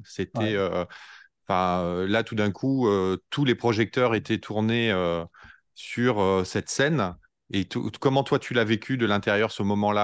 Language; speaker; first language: French; native; French